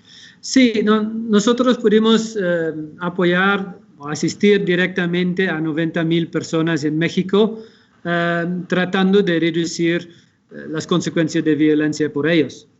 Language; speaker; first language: Spanish; non-native, fluent; Dutch